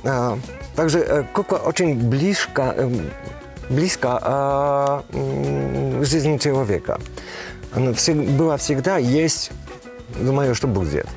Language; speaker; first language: Russian; non-native, learner; Polish